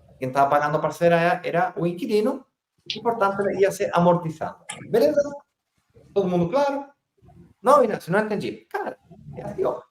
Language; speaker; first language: Portuguese; non-native, fluent; Spanish